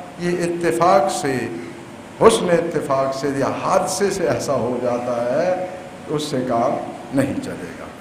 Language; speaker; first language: Urdu; non-native, local second language; Punjabi